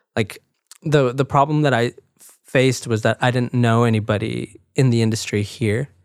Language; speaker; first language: English; early bilingual, other home language; Spanish